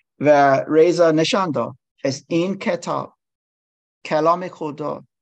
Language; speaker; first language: Persian; non-native, learner; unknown